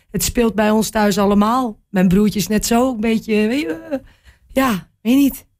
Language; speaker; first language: Dutch; native; Dutch